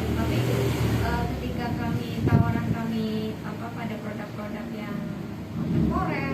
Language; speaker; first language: Indonesian; native; Indonesian